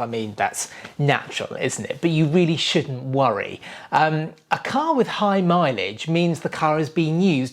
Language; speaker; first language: English; native; English